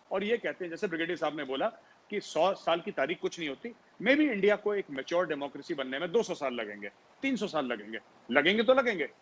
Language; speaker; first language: Hindi; native; Hindi